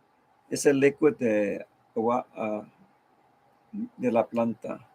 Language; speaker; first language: Spanish; early bilingual, heritage; Spanish